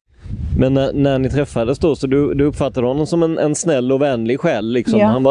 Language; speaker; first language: Swedish; native; Swedish